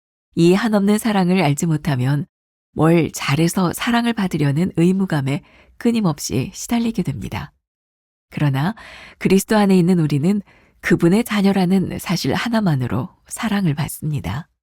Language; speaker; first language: Korean; native; Korean